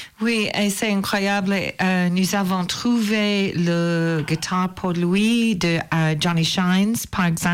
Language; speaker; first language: French; non-native, learner; English